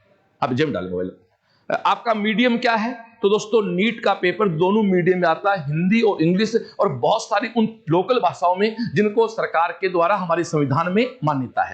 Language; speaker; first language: Hindi; native; Hindi